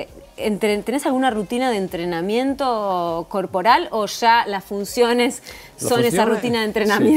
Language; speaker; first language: Spanish; native; Spanish